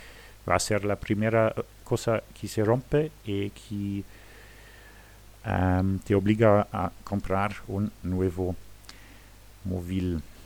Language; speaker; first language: Spanish; non-native, fluent; Luxembourgish